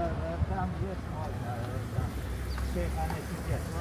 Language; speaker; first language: Russian; non-native, learner; Uzbek